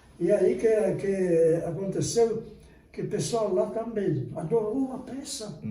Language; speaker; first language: Portuguese; non-native, fluent; Czech